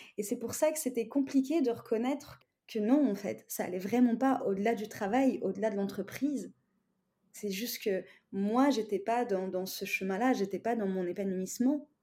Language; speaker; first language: French; non-native, local second language; Arabic